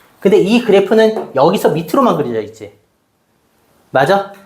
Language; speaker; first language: Korean; native; Korean